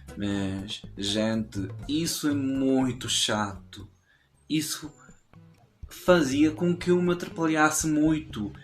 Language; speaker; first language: Portuguese; non-native, fluent; Spanish